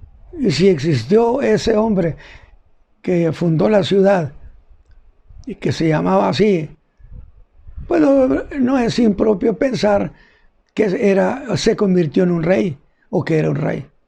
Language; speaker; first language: Spanish; native; Spanish